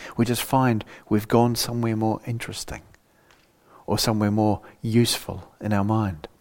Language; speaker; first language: English; native; English